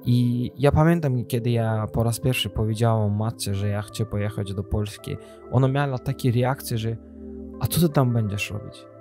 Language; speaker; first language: Polish; non-native, learner; Azerbaijani